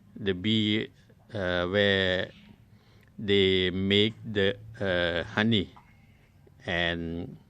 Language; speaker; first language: English; non-native, learner; Thai